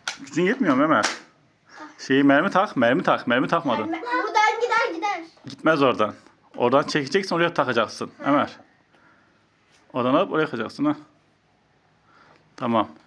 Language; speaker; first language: Turkish; native; Turkish